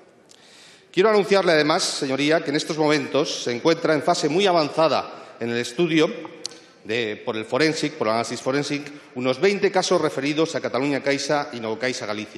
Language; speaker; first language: Spanish; native; Spanish